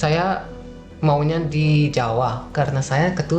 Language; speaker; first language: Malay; non-native, fluent; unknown